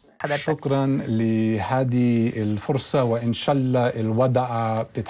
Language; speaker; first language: Arabic; non-native, learner; English